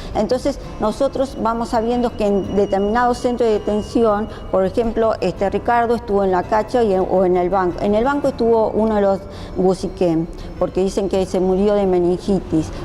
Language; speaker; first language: Spanish; early bilingual, other home language; Japanese